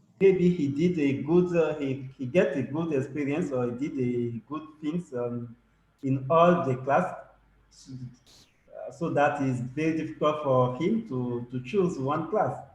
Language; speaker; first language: English; non-native, learner; French